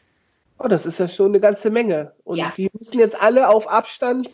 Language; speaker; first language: German; native; German